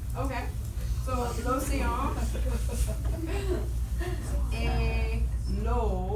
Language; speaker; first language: French; non-native, fluent; English